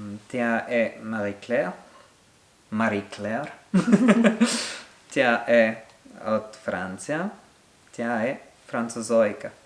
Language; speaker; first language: Bulgarian; non-native, learner; French